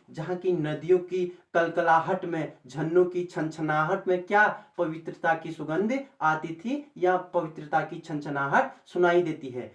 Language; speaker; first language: Hindi; native; Hindi